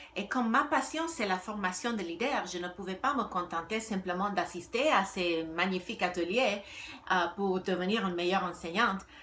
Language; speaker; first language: French; non-native, fluent; Spanish